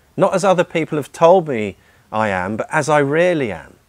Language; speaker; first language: English; native; English